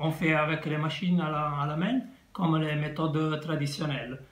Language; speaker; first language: French; non-native, fluent; Italian